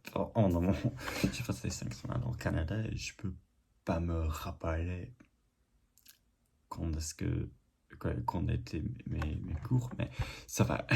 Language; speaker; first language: French; non-native, learner; English